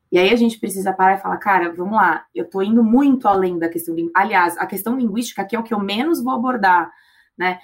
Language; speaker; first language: Portuguese; native; Portuguese